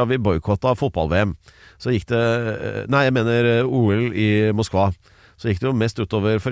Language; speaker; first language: Norwegian; native; Norwegian